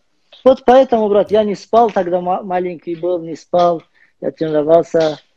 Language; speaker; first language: Russian; non-native, learner; Azerbaijani